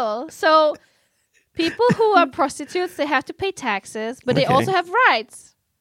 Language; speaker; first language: English; non-native, fluent; German